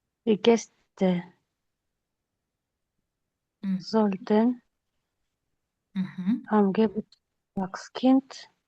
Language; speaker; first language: German; non-native, learner; Kyrgyz